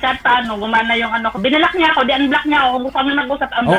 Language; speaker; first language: Filipino; native; Filipino